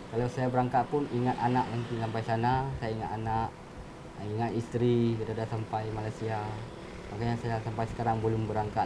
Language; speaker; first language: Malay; non-native, local second language; Achinese